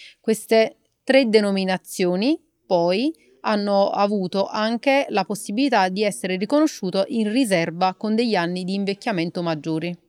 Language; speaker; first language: Italian; native; Italian